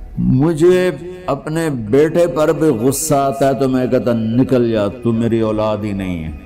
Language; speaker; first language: Urdu; non-native, local second language; Punjabi